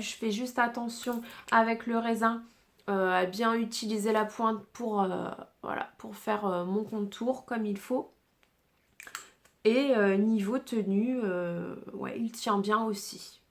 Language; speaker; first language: French; native; French